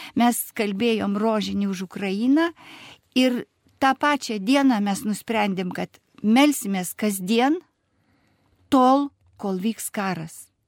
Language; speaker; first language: Lithuanian; non-native, fluent; Russian